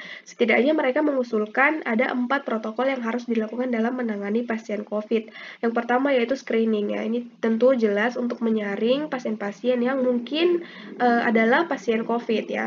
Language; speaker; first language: Indonesian; native; Indonesian